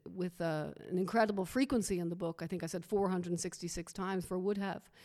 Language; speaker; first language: English; native; English